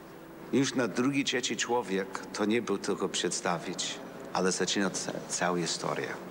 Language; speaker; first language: Polish; non-native, learner; English